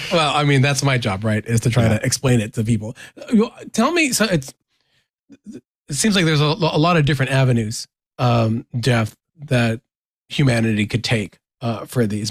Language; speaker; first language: English; native; English